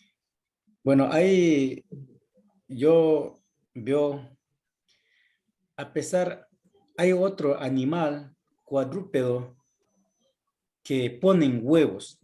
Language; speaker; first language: Spanish; non-native, local second language; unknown